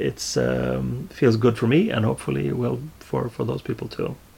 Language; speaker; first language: English; non-native, fluent; Swedish